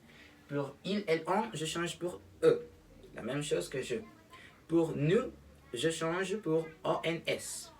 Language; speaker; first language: French; non-native, learner; Spanish